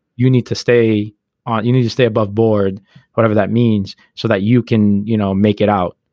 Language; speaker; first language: English; native; English